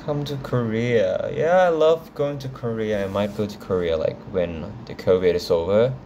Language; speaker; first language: English; non-native, fluent; Thai